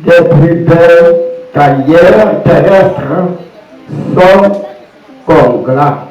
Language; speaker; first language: French; non-native, local second language; Haitian Creole